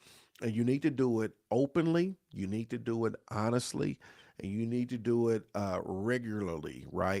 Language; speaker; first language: English; native; English